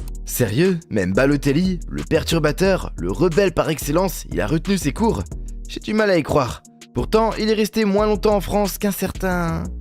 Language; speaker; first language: French; native; French